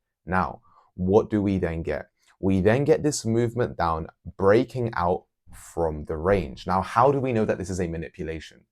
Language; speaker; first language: English; native; English